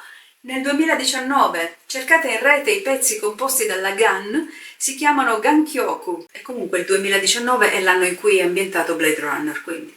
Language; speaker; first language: Italian; native; Italian